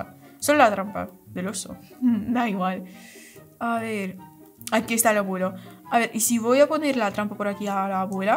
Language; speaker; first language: Spanish; non-native, fluent; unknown